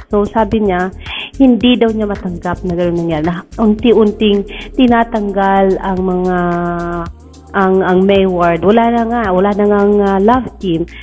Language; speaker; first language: Filipino; native; Filipino